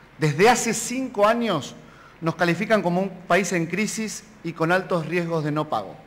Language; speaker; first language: Spanish; native; Spanish